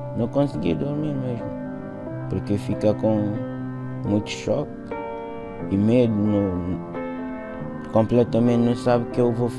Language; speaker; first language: Portuguese; non-native, learner; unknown